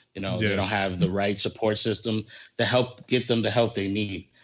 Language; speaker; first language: English; native; English